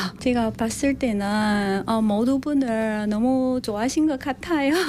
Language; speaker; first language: Korean; non-native, local second language; Chinese